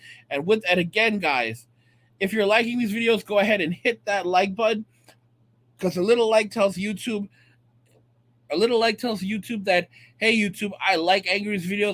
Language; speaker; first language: English; native; English